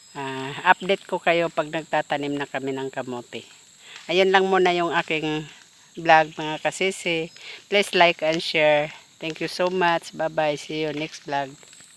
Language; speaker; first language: Filipino; non-native, local second language; Cebuano